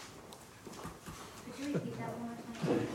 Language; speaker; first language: English; native; English